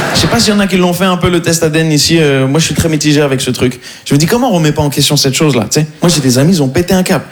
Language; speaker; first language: French; native; French